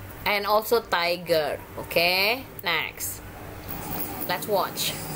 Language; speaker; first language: English; non-native, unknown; Indonesian